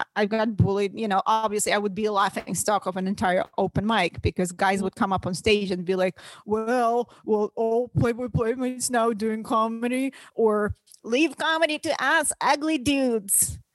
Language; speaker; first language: English; non-native, fluent; Russian